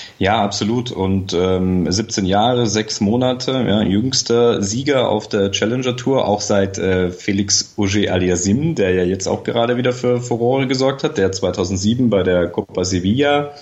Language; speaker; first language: German; native; German